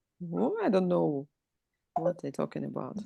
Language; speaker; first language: English; non-native, learner; Russian